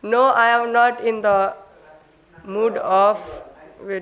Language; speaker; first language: English; non-native, learner; Hindi